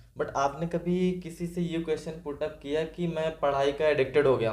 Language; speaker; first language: Hindi; native; Hindi